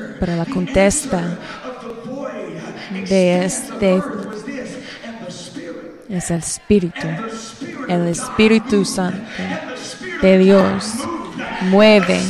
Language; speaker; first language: Spanish; non-native, learner; English